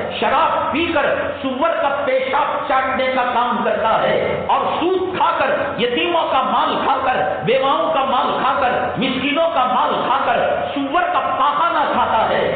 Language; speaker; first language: Urdu; native; Urdu